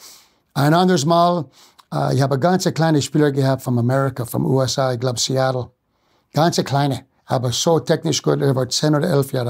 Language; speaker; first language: German; non-native, fluent; English